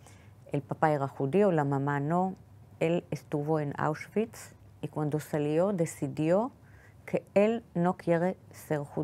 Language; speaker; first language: Spanish; non-native, fluent; Hebrew